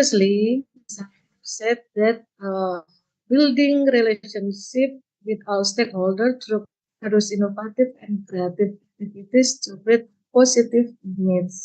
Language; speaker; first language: English; non-native, learner; Indonesian